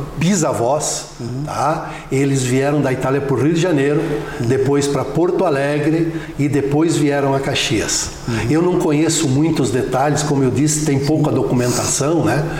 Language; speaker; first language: Portuguese; non-native, local second language; Venetian